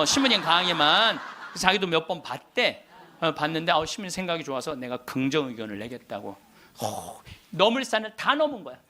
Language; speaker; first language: Korean; native; Korean